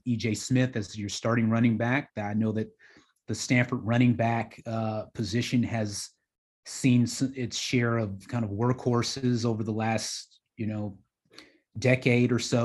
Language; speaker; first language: English; native; English